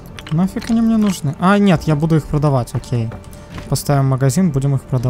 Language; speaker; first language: Russian; native; Russian